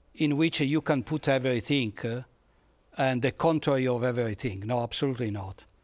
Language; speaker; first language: English; non-native, fluent; Italian